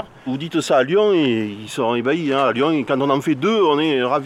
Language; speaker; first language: French; native; French